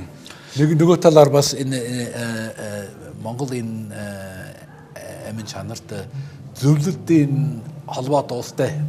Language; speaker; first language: Mongolian; non-native, fluent; English